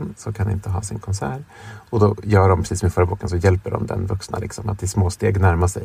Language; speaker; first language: Swedish; native; Swedish